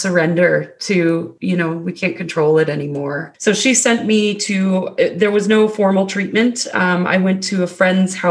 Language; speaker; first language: English; native; English